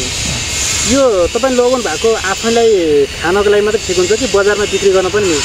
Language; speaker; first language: Nepali; native; Nepali